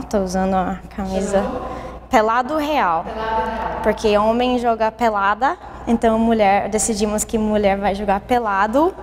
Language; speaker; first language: Portuguese; early bilingual, heritage; English